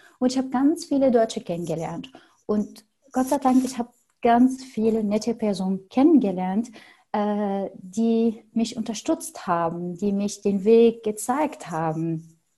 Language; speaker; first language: German; non-native, fluent; Arabic